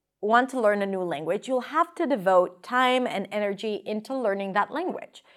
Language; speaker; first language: English; non-native, fluent; Hebrew